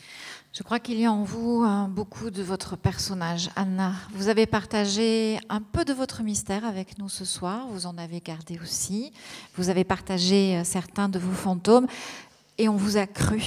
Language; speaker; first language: French; native; French